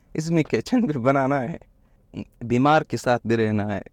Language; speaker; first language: Urdu; non-native, fluent; Pashto